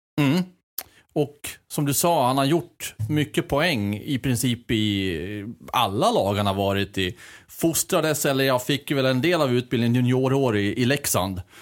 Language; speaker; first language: Swedish; native; Swedish